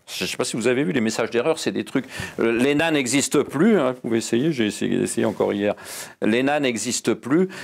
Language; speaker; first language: French; native; French